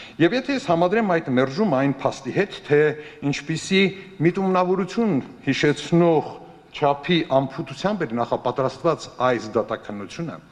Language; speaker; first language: Armenian; native; Armenian